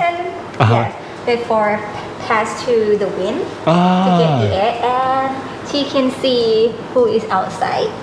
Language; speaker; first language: English; non-native, learner; Thai